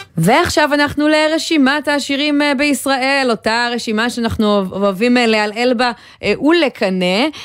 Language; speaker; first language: Hebrew; native; Hebrew